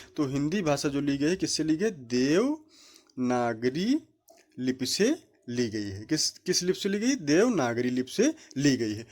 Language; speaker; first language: Hindi; native; Hindi